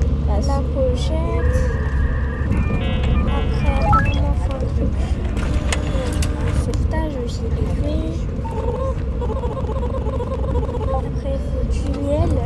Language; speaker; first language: French; native; French